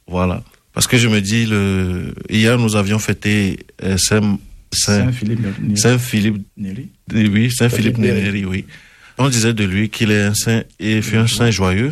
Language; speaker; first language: French; non-native, local second language; Ewe